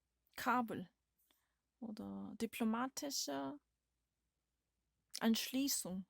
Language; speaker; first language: German; non-native, learner; Korean